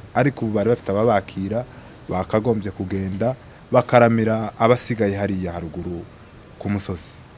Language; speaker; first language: Kinyarwanda; native; Kinyarwanda